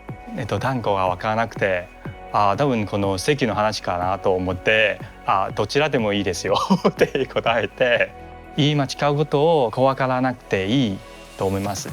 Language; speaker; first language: Japanese; non-native, fluent; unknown